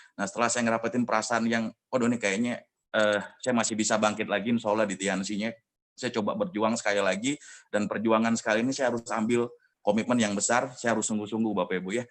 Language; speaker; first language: Indonesian; native; Indonesian